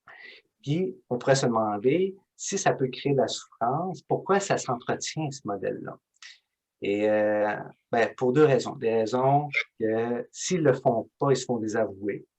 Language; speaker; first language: French; native; French